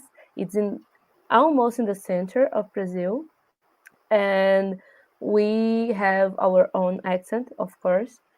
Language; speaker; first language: English; non-native, learner; Portuguese